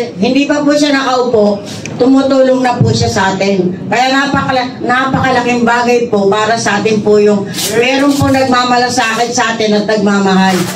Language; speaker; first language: Filipino; native; Filipino